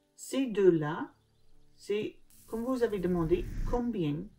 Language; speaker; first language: French; non-native, learner; English